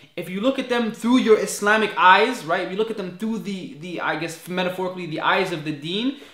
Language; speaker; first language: English; native; English